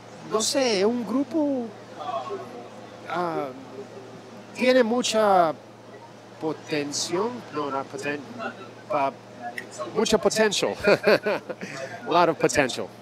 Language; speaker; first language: Spanish; early bilingual, heritage; Spanish